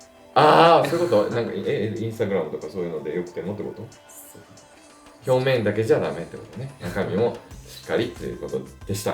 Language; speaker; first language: Japanese; native; Japanese